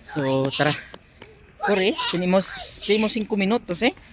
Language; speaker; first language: Spanish; non-native, learner; Filipino